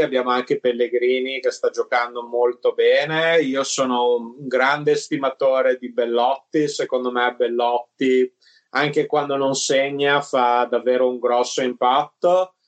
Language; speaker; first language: Italian; early bilingual, other home language; English